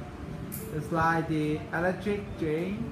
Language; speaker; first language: English; non-native, fluent; Vietnamese